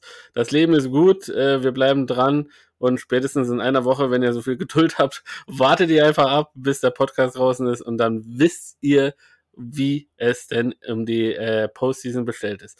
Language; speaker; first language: German; native; German